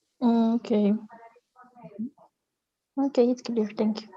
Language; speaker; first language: English; non-native, learner; Spanish